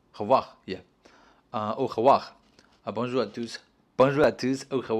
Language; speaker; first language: French; non-native, learner; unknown